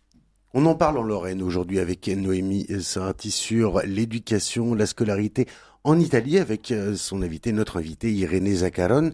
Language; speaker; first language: French; native; French